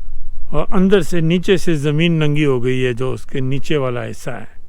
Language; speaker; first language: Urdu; non-native, local second language; Punjabi